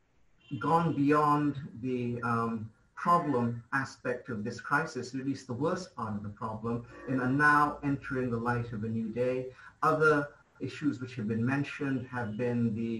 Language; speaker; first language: English; non-native, local second language; Bangla